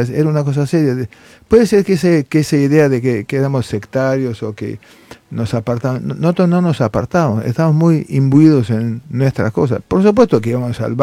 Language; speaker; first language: Spanish; non-native, local second language; Armenian